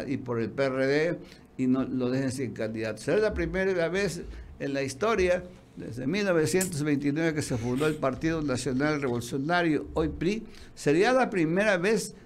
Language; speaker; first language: Spanish; native; Spanish